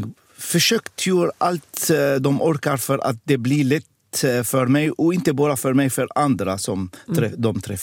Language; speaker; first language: Swedish; non-native, fluent; Arabic